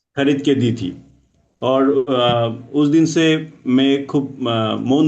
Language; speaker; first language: Hindi; non-native, learner; Bangla